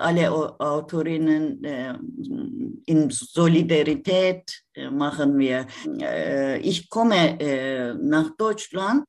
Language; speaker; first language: German; non-native, learner; Turkish